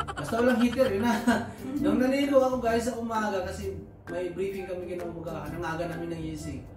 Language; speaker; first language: Filipino; non-native, local second language; Cebuano